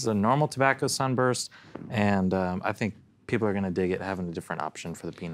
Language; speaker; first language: English; native; English